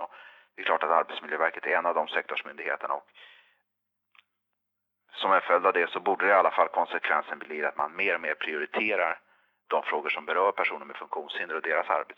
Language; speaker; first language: Swedish; native; Swedish